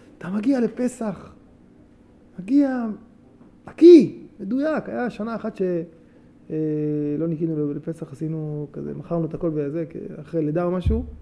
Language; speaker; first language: Hebrew; native; Hebrew